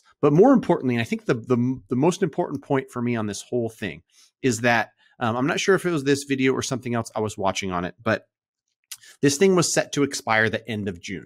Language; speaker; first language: English; native; English